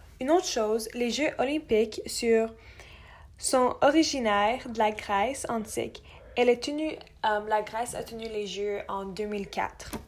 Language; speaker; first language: French; non-native, local second language; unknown